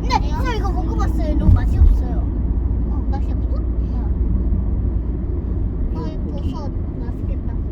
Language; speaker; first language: Korean; early bilingual, other home language; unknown